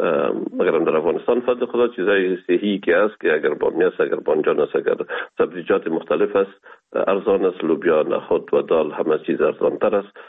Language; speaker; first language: Persian; native; Persian